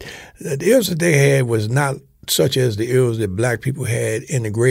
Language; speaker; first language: English; native; English